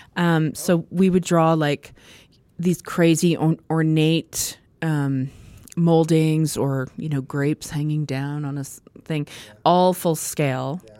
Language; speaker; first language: English; native; English